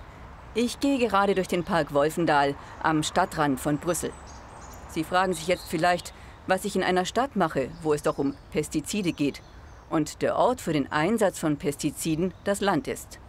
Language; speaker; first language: German; native; German